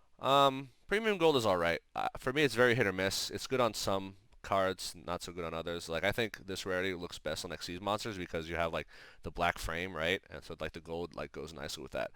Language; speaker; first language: English; native; English